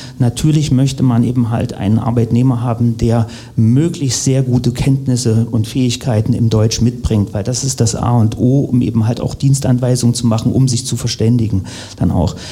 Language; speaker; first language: German; native; German